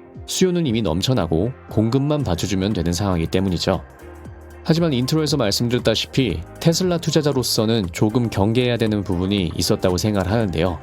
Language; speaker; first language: Korean; native; Korean